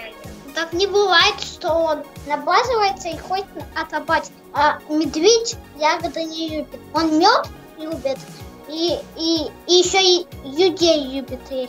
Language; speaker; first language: Russian; native; Russian